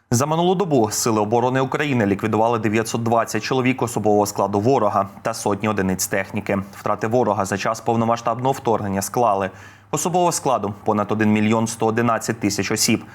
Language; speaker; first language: Ukrainian; native; Ukrainian